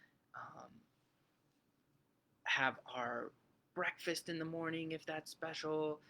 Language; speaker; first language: English; native; English